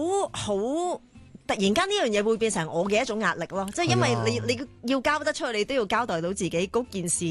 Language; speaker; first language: Cantonese; native; Cantonese